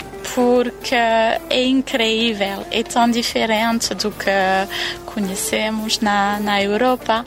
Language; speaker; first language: Portuguese; non-native, fluent; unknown